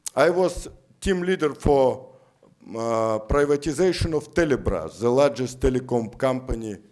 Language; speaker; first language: English; non-native, fluent; Russian